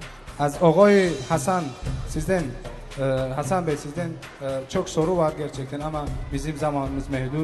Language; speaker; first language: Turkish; non-native, fluent; Tajik